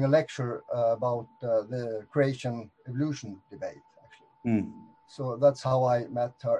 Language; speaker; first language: English; non-native, fluent; Swedish